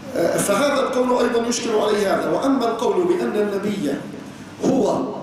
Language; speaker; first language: Arabic; native; Arabic